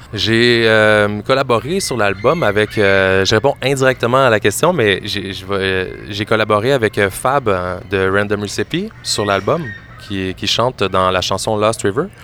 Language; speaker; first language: French; native; French